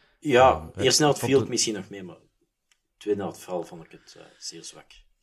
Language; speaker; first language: Dutch; native; Dutch